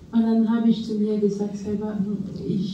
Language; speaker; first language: German; non-native, fluent; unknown